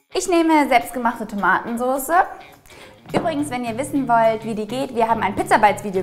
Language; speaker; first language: German; native; German